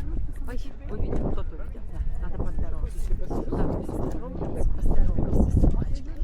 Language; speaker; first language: Russian; native; Russian